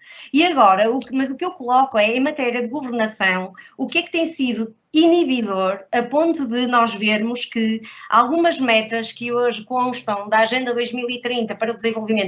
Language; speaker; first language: Portuguese; native; Portuguese